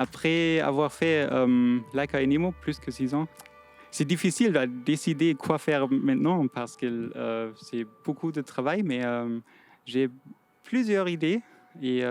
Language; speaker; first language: French; non-native, fluent; German